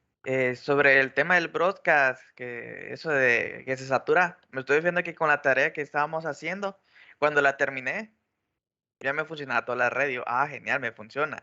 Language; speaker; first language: Spanish; native; Spanish